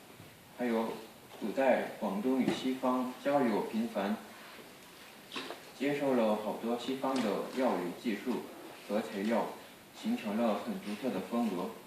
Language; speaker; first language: Chinese; non-native, fluent; Korean